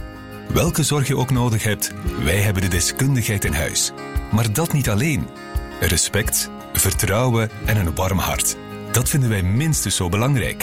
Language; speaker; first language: Dutch; native; Dutch